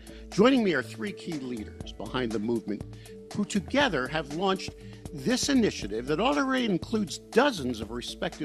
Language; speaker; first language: English; native; English